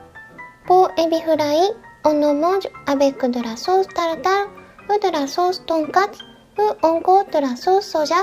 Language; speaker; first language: French; non-native, learner; Japanese